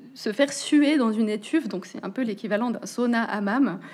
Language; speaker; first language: French; native; French